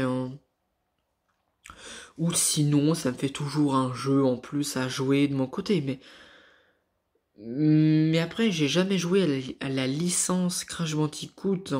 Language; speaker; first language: French; native; French